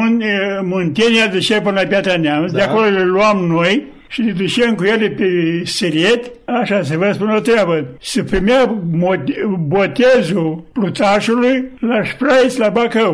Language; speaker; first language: Romanian; native; Romanian